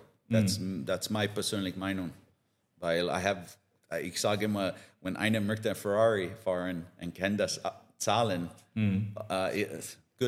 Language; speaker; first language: German; non-native, learner; English